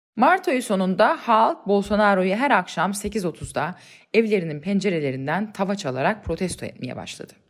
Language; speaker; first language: Turkish; native; Turkish